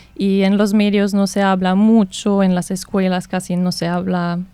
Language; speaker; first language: Spanish; non-native, fluent; German